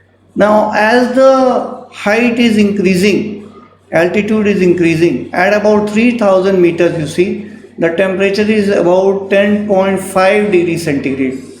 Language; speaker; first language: English; non-native, local second language; Hindi